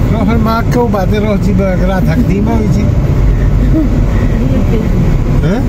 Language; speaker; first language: Arabic; non-native, learner; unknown